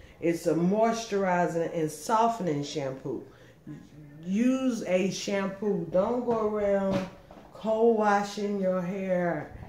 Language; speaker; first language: English; native; English